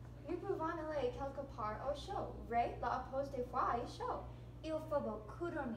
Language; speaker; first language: French; non-native, learner; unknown